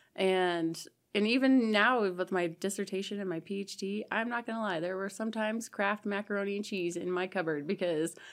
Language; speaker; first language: English; native; English